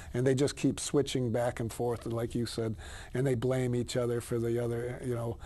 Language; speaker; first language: English; native; English